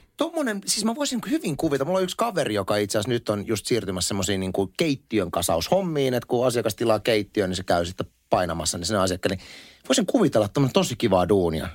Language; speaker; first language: Finnish; native; Finnish